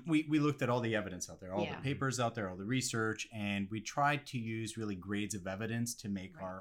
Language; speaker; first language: English; non-native, fluent; French